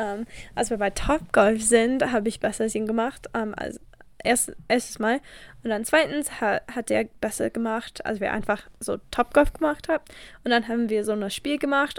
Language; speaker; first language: German; non-native, learner; English